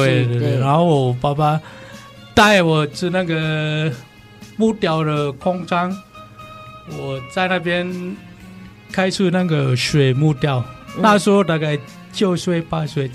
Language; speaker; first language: Chinese; non-native, learner; Balinese